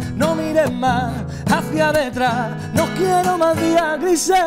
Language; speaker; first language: Spanish; native; Spanish